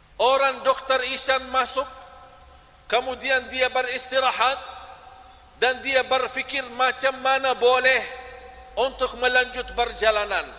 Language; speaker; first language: Malay; non-native, fluent; Arabic